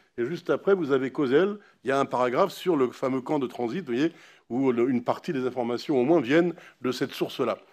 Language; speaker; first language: French; native; French